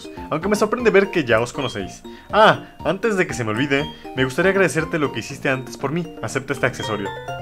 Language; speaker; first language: Spanish; native; Spanish